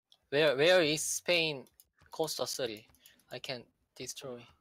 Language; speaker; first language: English; non-native, learner; Korean